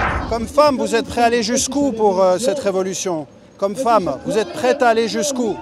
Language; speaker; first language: French; native; French